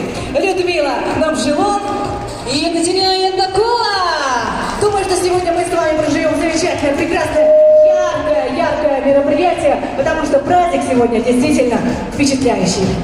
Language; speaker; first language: Russian; native; Russian